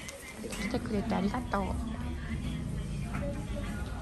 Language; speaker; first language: Japanese; non-native, learner; Indonesian